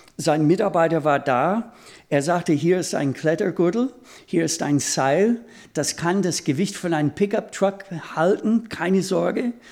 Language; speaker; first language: German; non-native, fluent; English